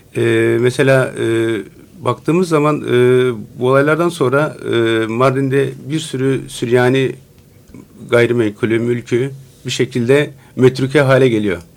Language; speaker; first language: Turkish; non-native, local second language; Turoyo